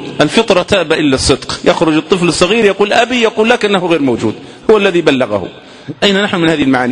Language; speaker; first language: Arabic; native; Arabic